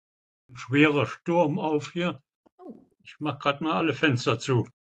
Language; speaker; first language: German; native; German